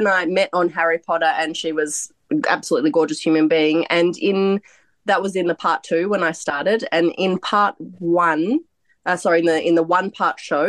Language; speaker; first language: English; non-native, local second language; Croatian